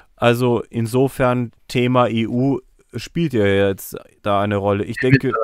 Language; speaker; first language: German; native; German